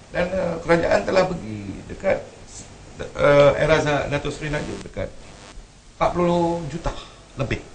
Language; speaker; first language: Malay; non-native, local second language; Tamil